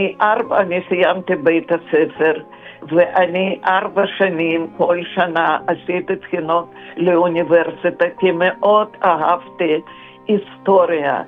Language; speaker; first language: Hebrew; non-native, fluent; Russian